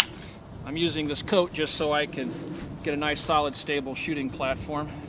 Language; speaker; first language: English; native; English